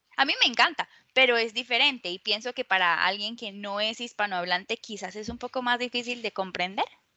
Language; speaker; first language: Spanish; native; Spanish